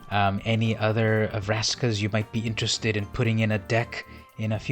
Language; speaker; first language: English; native; English